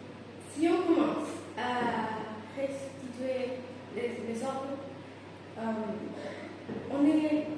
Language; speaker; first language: French; non-native, fluent; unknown